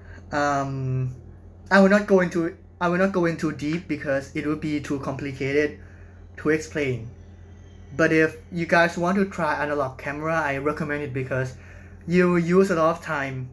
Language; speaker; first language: English; non-native, fluent; Thai